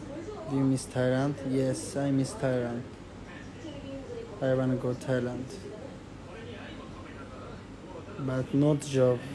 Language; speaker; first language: English; non-native, learner; Japanese